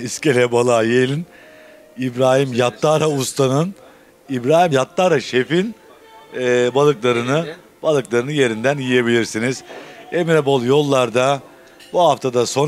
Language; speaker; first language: Turkish; native; Turkish